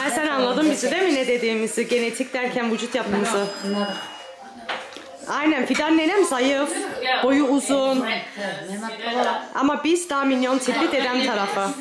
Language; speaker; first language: Turkish; native; Turkish